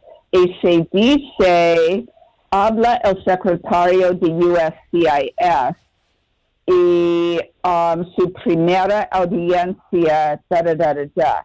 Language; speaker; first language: Spanish; non-native, fluent; English